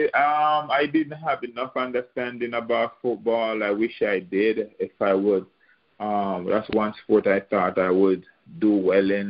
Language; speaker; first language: English; non-native, local second language; Jamaican Creole English